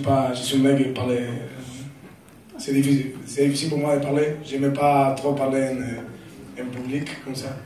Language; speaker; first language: French; non-native, learner; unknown